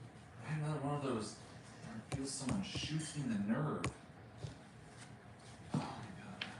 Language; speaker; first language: English; native; English